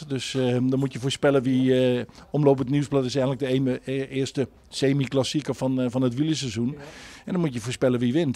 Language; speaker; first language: Dutch; native; Dutch